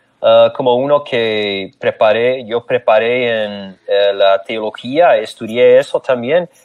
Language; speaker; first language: Spanish; non-native, fluent; English